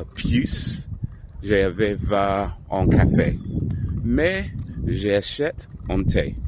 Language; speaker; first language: French; non-native, learner; English